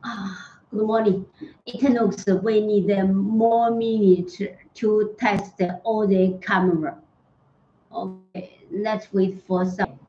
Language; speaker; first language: English; non-native, learner; Chinese